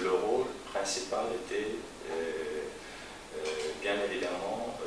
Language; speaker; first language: French; non-native, fluent; Azerbaijani